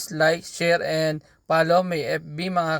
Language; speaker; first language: Filipino; native; Filipino